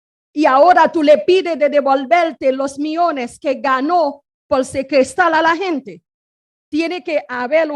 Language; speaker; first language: Spanish; non-native, fluent; Haitian Creole